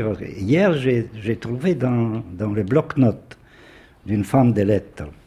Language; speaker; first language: French; non-native, fluent; Polish